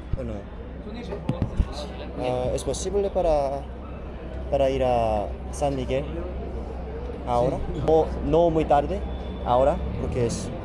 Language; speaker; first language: Spanish; non-native, learner; Korean